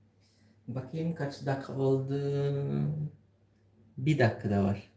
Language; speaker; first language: Turkish; non-native, learner; Filipino